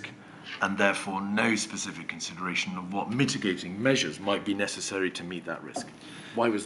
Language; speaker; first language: English; native; English